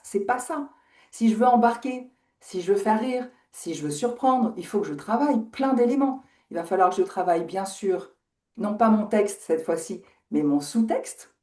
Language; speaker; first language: French; native; French